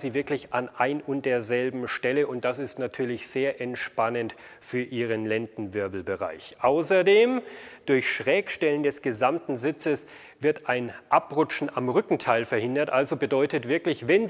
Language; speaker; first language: German; native; German